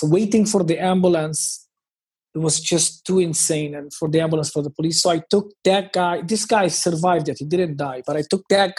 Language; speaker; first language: English; non-native, fluent; Hebrew